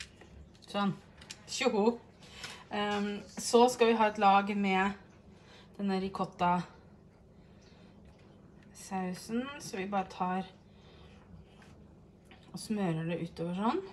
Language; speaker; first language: Norwegian; native; Norwegian